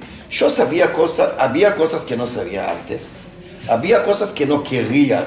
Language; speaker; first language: Spanish; non-native, fluent; Hebrew